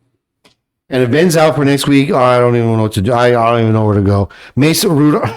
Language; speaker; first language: English; native; English